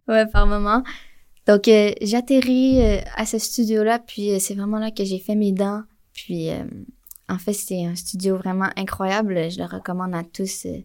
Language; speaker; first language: French; native; French